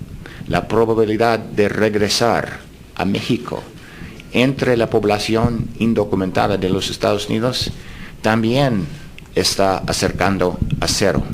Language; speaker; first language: Spanish; non-native, fluent; English